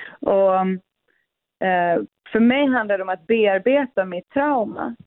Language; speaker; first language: Swedish; early bilingual, other home language; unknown